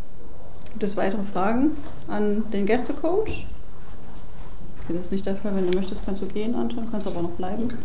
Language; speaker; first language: German; native; German